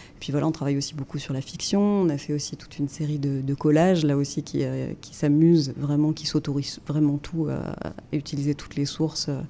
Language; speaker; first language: French; native; French